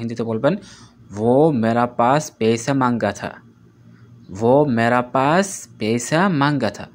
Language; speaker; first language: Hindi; non-native, learner; Bangla